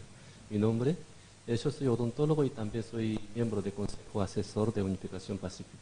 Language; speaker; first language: Spanish; non-native, fluent; Korean